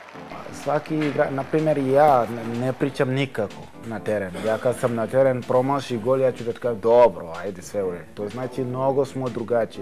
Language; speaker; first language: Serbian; non-native, learner; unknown